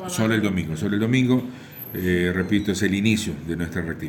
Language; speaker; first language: Spanish; native; Spanish